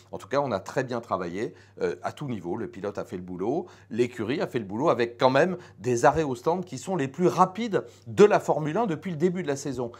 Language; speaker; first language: French; native; French